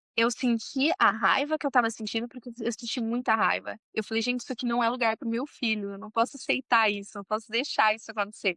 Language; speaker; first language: Portuguese; native; Portuguese